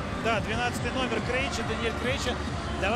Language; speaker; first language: Russian; native; Russian